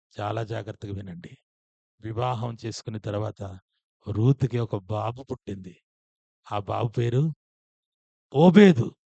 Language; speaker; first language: Telugu; non-native, fluent; Odia